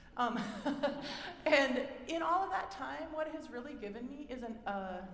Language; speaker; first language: English; native; English